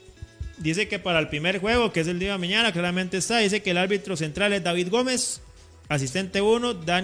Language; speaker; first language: Spanish; native; Spanish